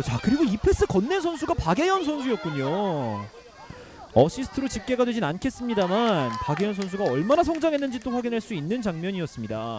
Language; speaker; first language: Korean; native; Korean